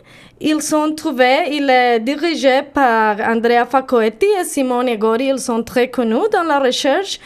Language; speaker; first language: French; non-native, learner; Spanish